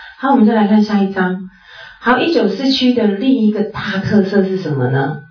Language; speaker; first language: Chinese; native; Chinese